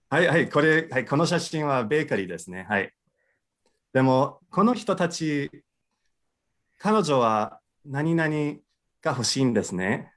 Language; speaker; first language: Japanese; non-native, fluent; English